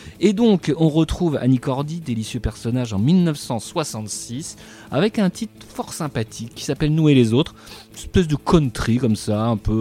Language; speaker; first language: French; native; French